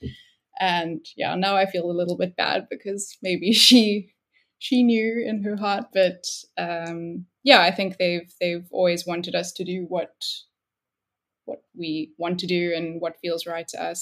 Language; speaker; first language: English; native; English